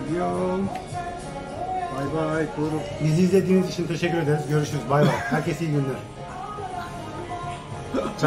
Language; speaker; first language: Korean; non-native, learner; Turkish